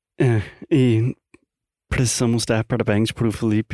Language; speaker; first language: Portuguese; non-native, fluent; English